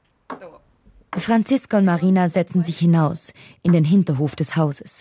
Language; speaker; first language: German; native; German